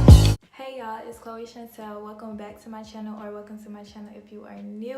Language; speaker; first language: English; native; English